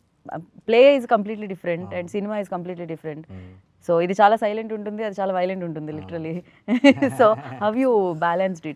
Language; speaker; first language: Telugu; native; Telugu